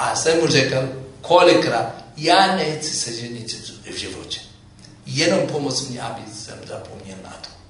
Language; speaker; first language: Czech; non-native, fluent; Amharic